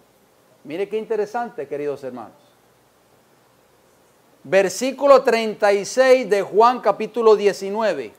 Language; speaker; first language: Spanish; native; Spanish